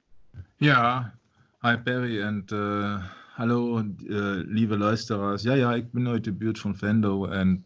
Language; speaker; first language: Dutch; non-native, learner; German